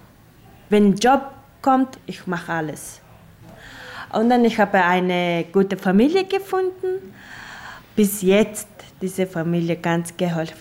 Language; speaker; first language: German; non-native, learner; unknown